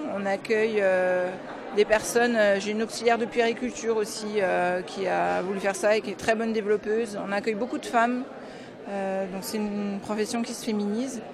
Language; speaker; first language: French; native; French